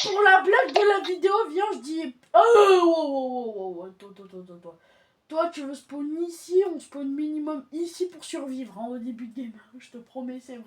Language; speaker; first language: French; native; French